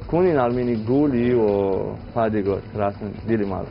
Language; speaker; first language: Danish; non-native, learner; Romanian